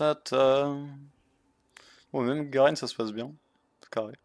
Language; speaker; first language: French; native; French